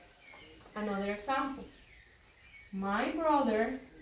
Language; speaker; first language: English; non-native, fluent; Spanish